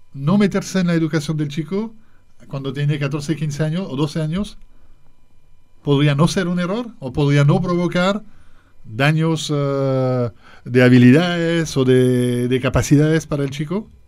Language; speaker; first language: Spanish; non-native, fluent; French